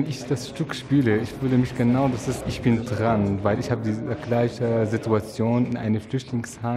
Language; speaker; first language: German; non-native, learner; Arabic